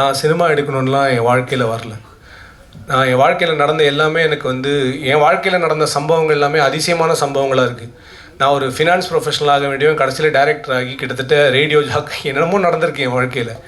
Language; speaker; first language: Tamil; native; Tamil